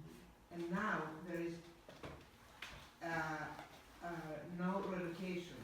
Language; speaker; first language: English; non-native, learner; Greek